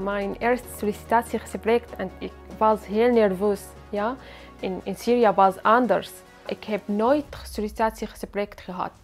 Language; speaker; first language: Dutch; non-native, learner; Arabic